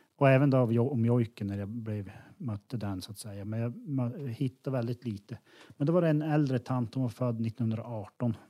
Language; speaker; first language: Swedish; native; Swedish